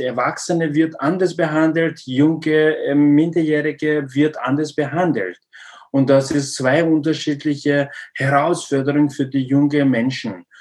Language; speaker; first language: German; non-native, learner; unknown